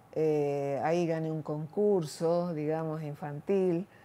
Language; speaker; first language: Spanish; native; Spanish